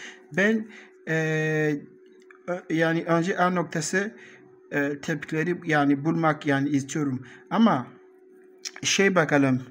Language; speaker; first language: Turkish; non-native, learner; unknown